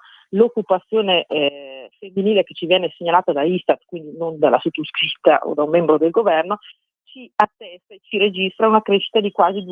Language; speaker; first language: Italian; native; Italian